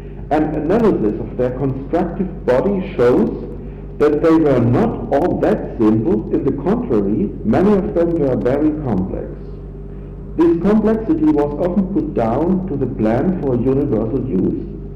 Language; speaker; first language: English; non-native, fluent; German